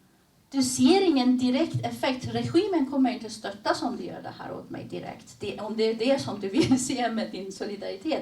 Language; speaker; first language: Swedish; early bilingual, other home language; Persian